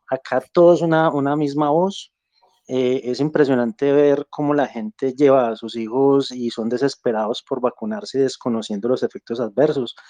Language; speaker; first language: Spanish; native; Spanish